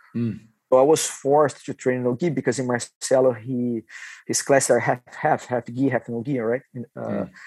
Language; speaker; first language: English; non-native, fluent; Portuguese